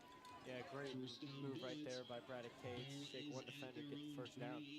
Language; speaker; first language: English; native; English